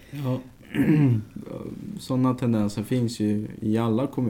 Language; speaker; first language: Swedish; native; Swedish